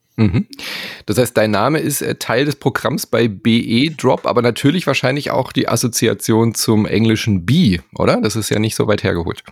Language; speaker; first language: German; native; German